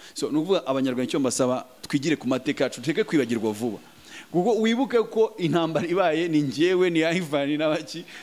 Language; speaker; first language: Kinyarwanda; native; Kinyarwanda